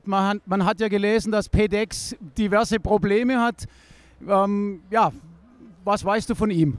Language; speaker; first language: German; native; German